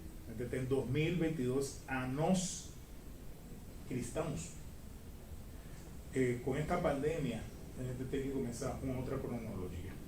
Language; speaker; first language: Portuguese; non-native, fluent; Spanish